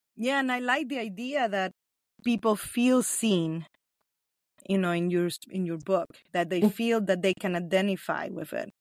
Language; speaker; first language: English; non-native, fluent; Spanish